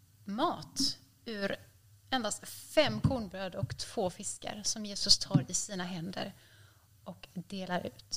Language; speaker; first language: Swedish; native; Swedish